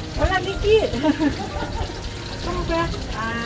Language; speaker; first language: French; non-native, learner; Thai